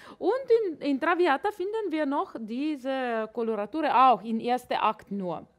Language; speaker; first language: German; non-native, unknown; Latvian